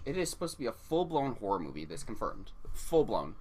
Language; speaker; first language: English; native; English